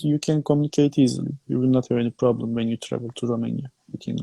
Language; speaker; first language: English; non-native, fluent; Turkish